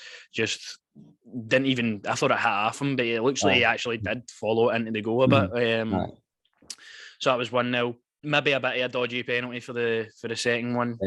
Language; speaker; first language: English; native; English